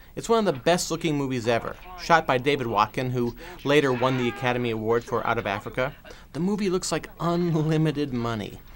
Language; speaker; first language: English; native; English